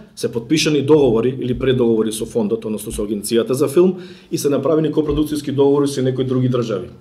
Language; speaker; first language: Macedonian; native; Macedonian